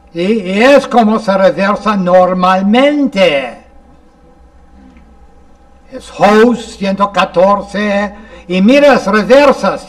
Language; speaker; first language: Spanish; non-native, fluent; English